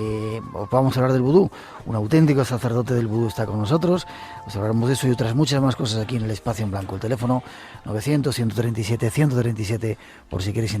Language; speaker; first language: Spanish; native; Spanish